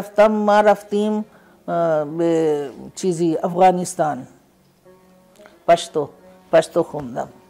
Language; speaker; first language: Persian; non-native, fluent; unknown